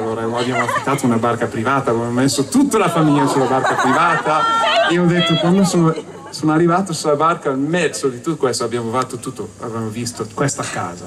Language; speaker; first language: Italian; non-native, fluent; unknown